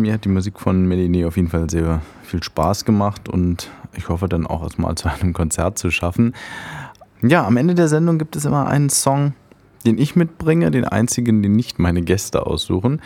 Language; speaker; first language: German; native; German